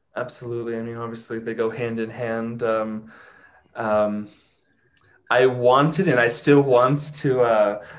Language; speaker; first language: English; native; English